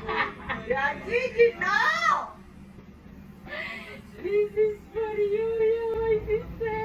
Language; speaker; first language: English; non-native, learner; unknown